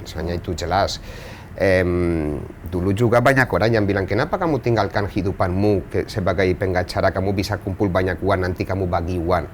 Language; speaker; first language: Indonesian; non-native, fluent; Spanish